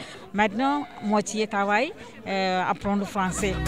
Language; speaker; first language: French; non-native, learner; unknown